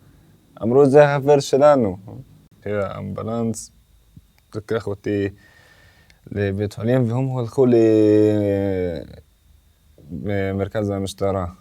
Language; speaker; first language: Hebrew; non-native, local second language; Arabic